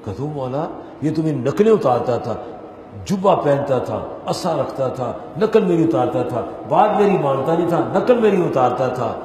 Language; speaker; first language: Urdu; non-native, local second language; Punjabi